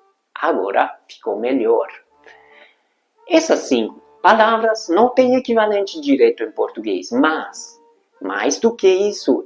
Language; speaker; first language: Portuguese; non-native, fluent; Hungarian